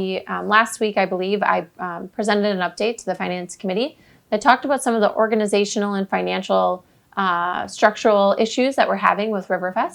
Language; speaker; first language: English; native; English